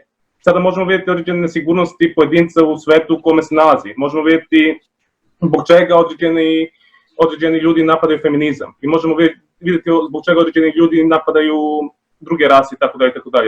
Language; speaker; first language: Bosnian; native; Bosnian